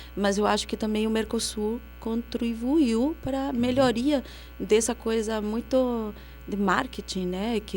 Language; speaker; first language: Portuguese; non-native, fluent; Spanish